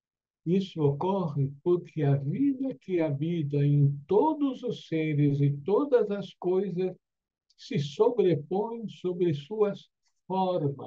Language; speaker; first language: Portuguese; native; Portuguese